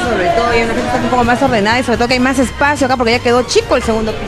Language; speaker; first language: Spanish; native; Spanish